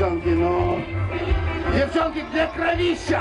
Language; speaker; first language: Russian; native; Russian